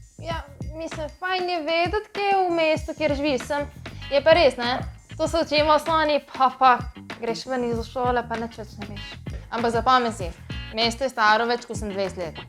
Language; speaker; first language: Slovenian; native; Slovenian